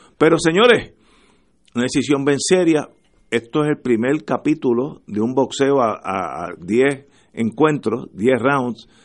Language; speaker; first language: Spanish; native; Spanish